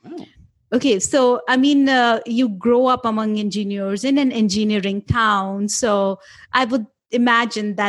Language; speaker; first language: English; non-native, local second language; Hindi